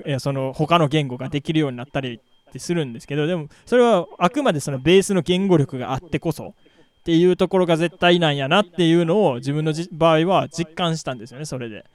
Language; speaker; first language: Japanese; native; Japanese